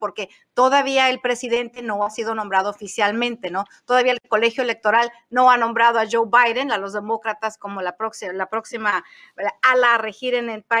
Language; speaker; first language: Spanish; native; Spanish